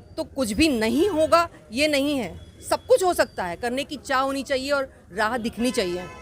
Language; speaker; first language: Hindi; non-native, local second language; Kannada